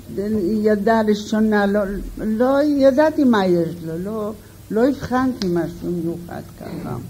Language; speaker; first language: Hebrew; non-native, fluent; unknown